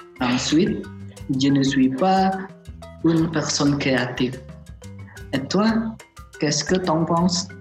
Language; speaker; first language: French; non-native, learner; Chinese